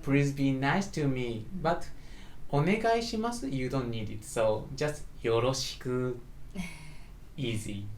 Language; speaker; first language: English; non-native, learner; Japanese